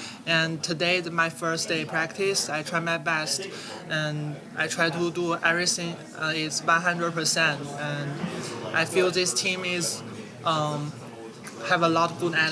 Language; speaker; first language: English; non-native, learner; Chinese